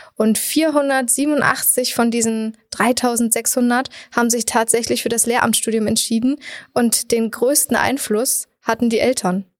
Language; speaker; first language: German; native; German